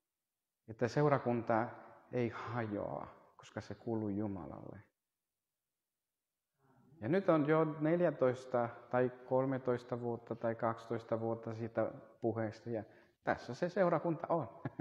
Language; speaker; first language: Finnish; non-native, fluent; Spanish